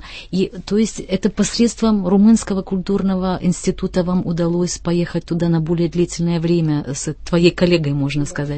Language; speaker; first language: Russian; native; Russian